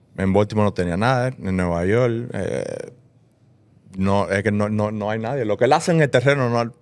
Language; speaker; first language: Spanish; early bilingual, heritage; Spanish